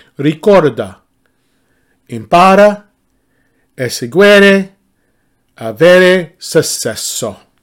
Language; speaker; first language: Italian; non-native, learner; English